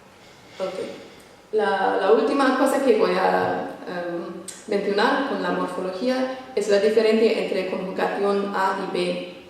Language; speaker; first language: Spanish; non-native, fluent; English